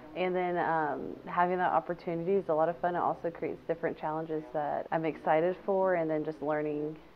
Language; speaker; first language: English; native; English